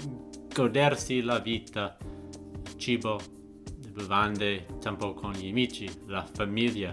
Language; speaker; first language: Italian; non-native, fluent; English